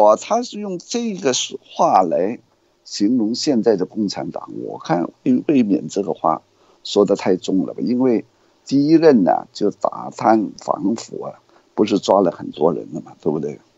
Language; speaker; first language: Chinese; non-native, fluent; Cantonese